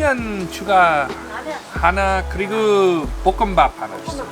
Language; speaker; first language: Korean; non-native, learner; English